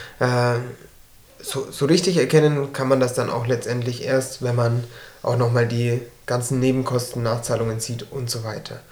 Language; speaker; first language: German; early bilingual, other home language; Turkish